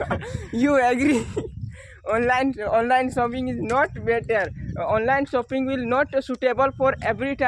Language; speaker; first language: English; non-native, learner; Hindi